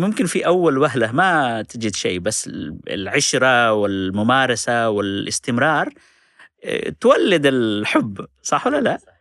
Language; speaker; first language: Arabic; non-native, fluent; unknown